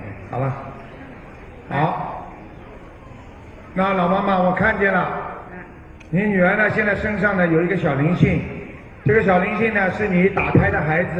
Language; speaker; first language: Chinese; native; Chinese